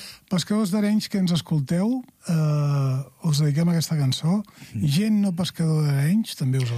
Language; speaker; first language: Catalan; native; Catalan